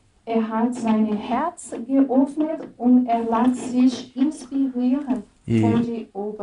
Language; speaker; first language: German; non-native, fluent; Portuguese